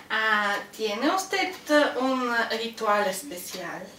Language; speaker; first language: Spanish; non-native, learner; Bulgarian